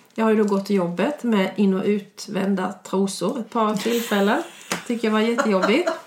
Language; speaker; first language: Swedish; native; Swedish